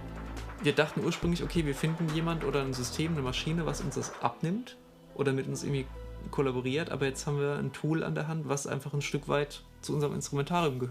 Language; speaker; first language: German; native; German